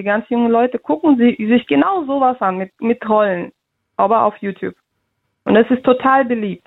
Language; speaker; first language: German; early bilingual, other home language; Russian